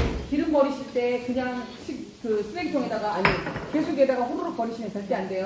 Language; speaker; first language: Korean; native; Korean